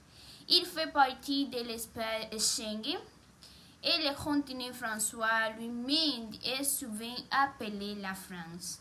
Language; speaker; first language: French; non-native, learner; Spanish